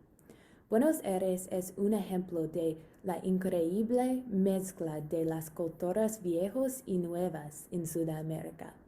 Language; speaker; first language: Spanish; non-native, learner; English